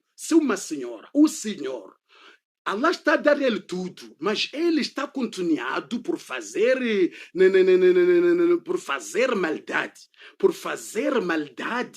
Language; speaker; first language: Portuguese; non-native, learner; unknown